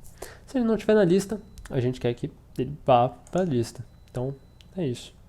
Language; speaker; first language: Portuguese; native; Portuguese